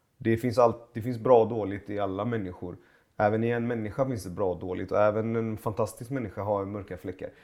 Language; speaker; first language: Swedish; early bilingual, other home language; Persian